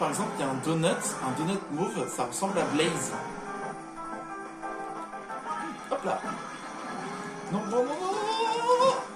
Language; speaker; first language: French; native; French